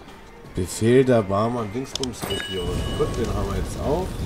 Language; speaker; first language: German; native; German